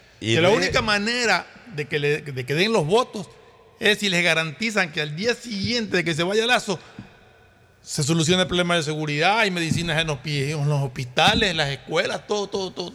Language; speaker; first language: Spanish; native; Spanish